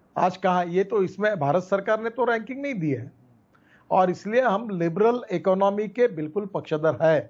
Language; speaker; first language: Hindi; non-native, local second language; Marathi